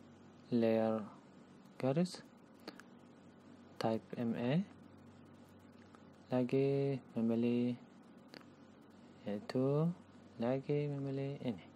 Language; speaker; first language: Indonesian; non-native, learner; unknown